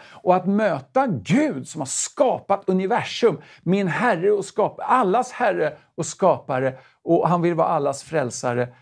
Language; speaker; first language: Swedish; native; Swedish